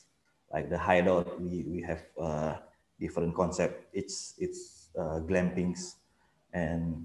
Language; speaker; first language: English; non-native, fluent; Indonesian